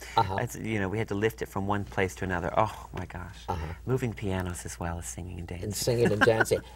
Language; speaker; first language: English; native; English